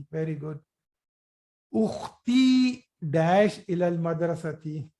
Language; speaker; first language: Arabic; non-native, fluent; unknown